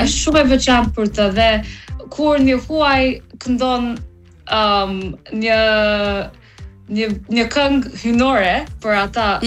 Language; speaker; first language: Albanian; non-native, learner; English